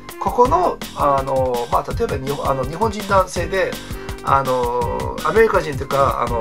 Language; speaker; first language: Japanese; non-native, fluent; English